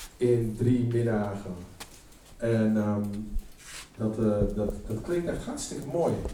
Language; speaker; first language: Dutch; non-native, local second language; Western Frisian